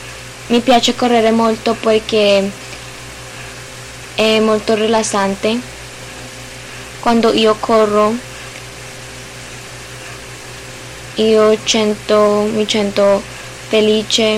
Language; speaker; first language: Italian; non-native, learner; English